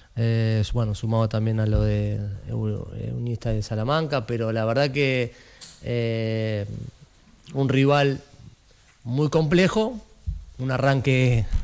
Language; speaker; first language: Spanish; native; Spanish